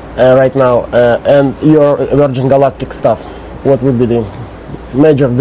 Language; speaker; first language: English; non-native, fluent; Russian